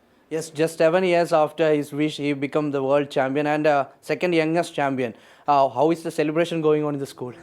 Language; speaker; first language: English; non-native, local second language; Malayalam